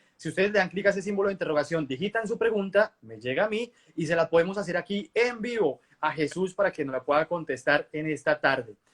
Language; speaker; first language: Spanish; native; Spanish